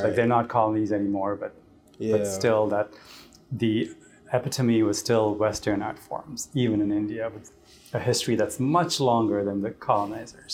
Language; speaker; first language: English; non-native, local second language; Tamil